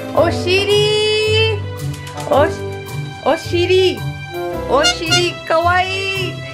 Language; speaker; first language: Japanese; non-native, learner; English